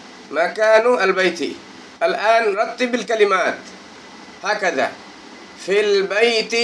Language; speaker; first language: Arabic; non-native, fluent; Bangla